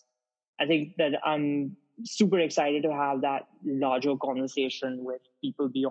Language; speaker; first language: English; non-native, local second language; Hindi